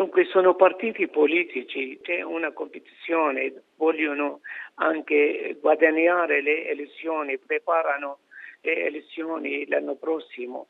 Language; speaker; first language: Italian; non-native, fluent; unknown